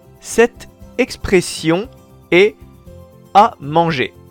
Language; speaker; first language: French; non-native, fluent; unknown